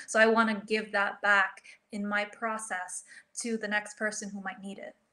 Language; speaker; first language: English; early bilingual, other home language; Filipino